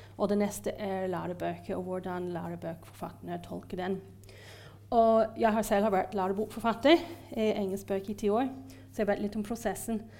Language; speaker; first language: Norwegian; non-native, fluent; English